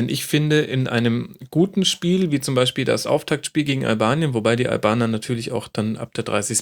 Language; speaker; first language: German; native; German